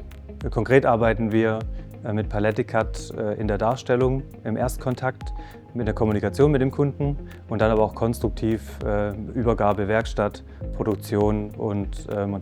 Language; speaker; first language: German; native; German